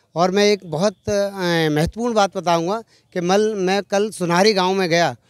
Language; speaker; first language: Hindi; native; Hindi